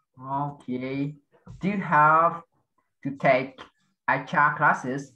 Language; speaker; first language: English; non-native, fluent; Vietnamese